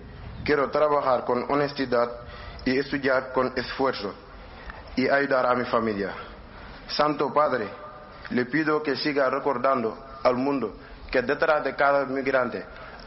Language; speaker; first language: Spanish; non-native, learner; Wolof